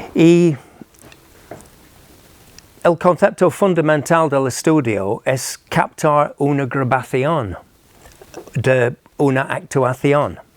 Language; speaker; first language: Spanish; non-native, fluent; English